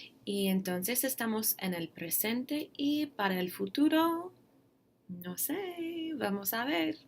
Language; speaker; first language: Spanish; non-native, fluent; English